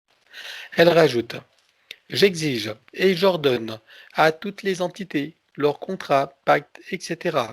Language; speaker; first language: French; native; French